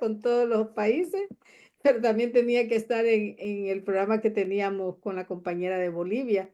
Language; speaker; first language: Spanish; native; Spanish